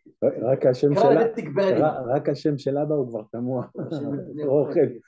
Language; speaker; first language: Hebrew; non-native, fluent; French